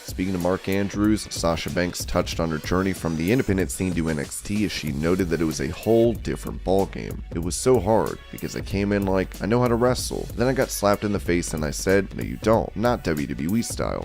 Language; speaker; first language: English; native; English